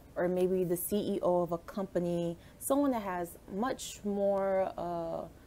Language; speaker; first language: English; native; English